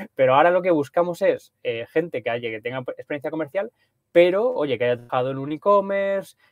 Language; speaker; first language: Spanish; native; Spanish